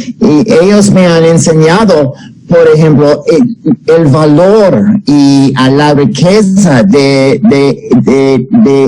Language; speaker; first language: Spanish; non-native, fluent; English